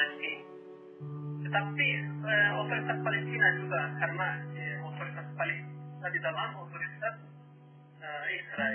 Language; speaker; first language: Indonesian; non-native, learner; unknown